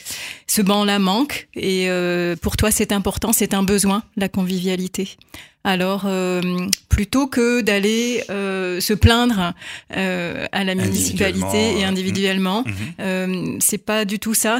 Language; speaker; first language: French; native; French